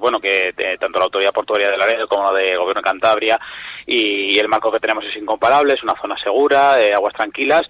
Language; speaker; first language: Spanish; native; Spanish